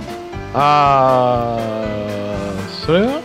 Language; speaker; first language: Japanese; non-native, fluent; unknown